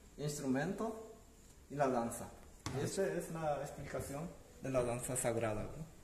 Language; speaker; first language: Spanish; early bilingual, other home language; Japanese